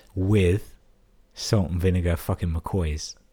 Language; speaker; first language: English; native; English